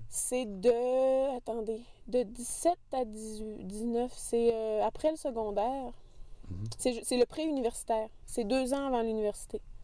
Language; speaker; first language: French; native; French